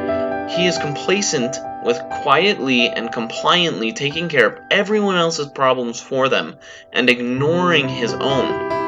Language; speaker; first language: English; native; English